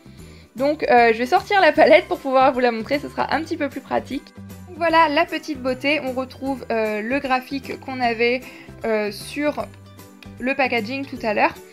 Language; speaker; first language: French; native; French